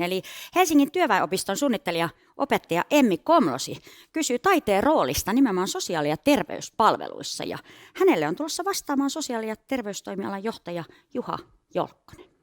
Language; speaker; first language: Finnish; native; Finnish